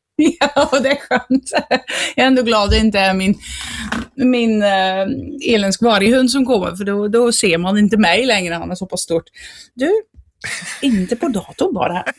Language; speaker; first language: Swedish; non-native, fluent; Dutch